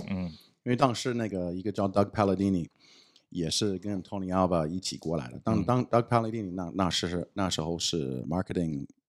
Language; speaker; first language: Chinese; non-native, fluent; English